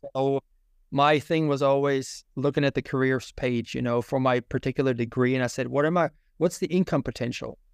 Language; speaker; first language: English; non-native, fluent; German